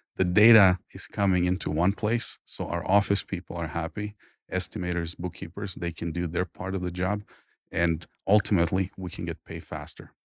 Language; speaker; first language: English; non-native, fluent; Croatian